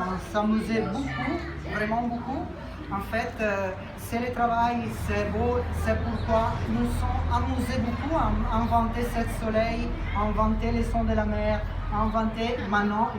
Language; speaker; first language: French; non-native, learner; Italian